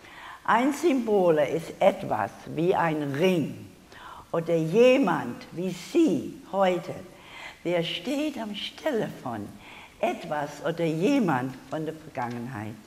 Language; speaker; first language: German; non-native, learner; English